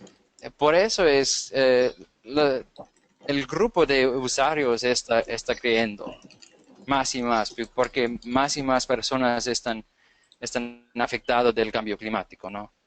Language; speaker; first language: Spanish; non-native, fluent; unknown